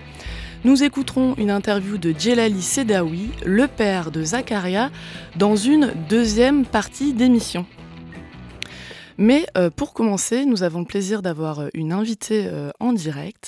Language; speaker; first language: French; native; French